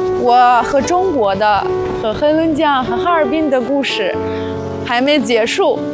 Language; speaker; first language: Chinese; non-native, fluent; Russian